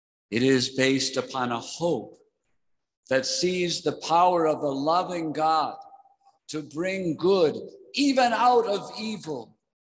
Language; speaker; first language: English; native; English